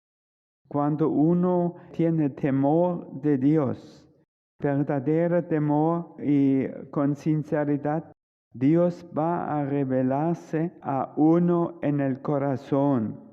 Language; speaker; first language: Spanish; non-native, fluent; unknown